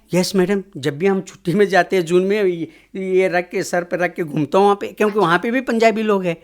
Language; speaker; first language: Hindi; non-native, local second language; Kannada